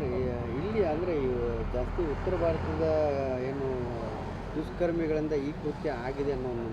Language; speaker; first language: Kannada; native; Kannada